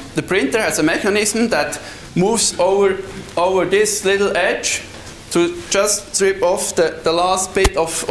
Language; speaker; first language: English; non-native, fluent; Swiss German